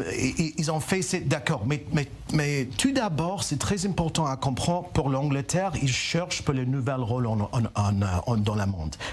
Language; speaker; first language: French; non-native, learner; English